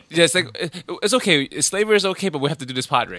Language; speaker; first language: English; native; English